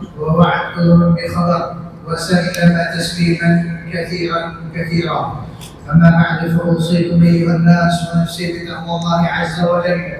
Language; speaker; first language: Arabic; non-native, fluent; Bangla